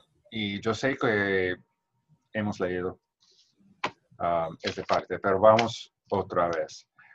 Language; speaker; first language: Spanish; non-native, learner; English